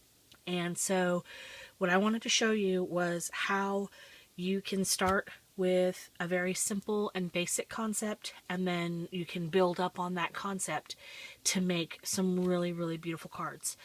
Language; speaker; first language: English; native; English